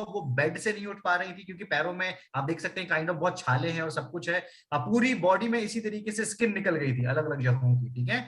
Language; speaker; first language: Hindi; native; Hindi